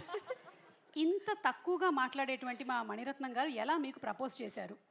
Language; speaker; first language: Telugu; native; Telugu